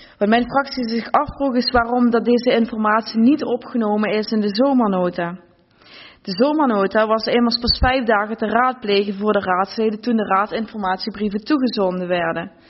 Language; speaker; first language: Dutch; native; Dutch